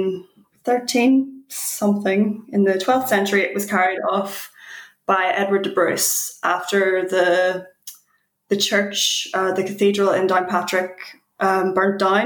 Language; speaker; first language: English; native; English